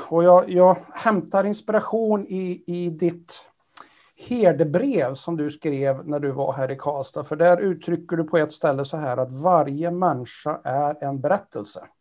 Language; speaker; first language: Swedish; native; Swedish